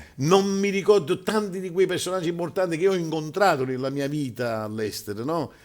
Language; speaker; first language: Italian; native; Italian